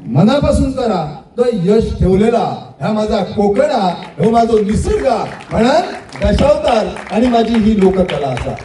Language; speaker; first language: Marathi; native; Marathi